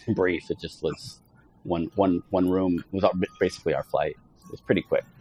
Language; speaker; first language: English; early bilingual, other home language; Italian